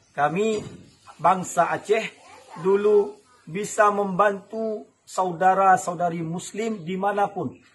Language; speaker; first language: Malay; non-native, local second language; Achinese